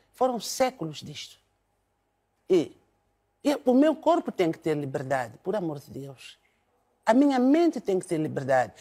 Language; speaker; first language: Portuguese; non-native, local second language; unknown